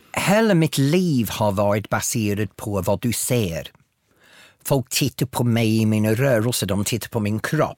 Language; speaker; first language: Swedish; non-native, fluent; English